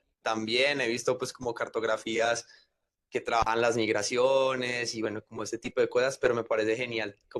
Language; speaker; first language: Spanish; native; Spanish